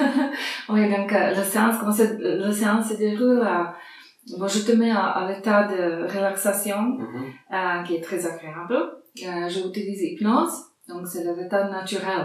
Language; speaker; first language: French; non-native, fluent; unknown